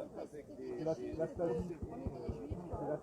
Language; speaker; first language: French; native; French